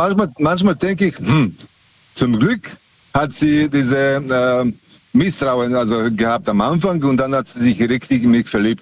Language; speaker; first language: German; native; German